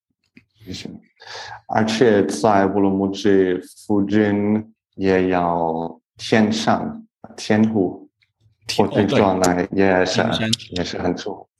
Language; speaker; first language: Chinese; non-native, learner; English